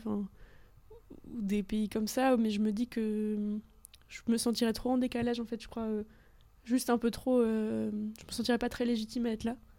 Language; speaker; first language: French; native; French